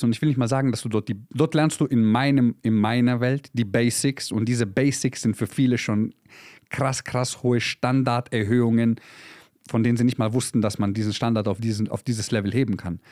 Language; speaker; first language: German; early bilingual, other home language; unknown